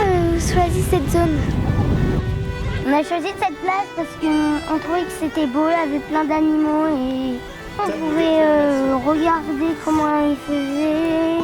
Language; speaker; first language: French; native; French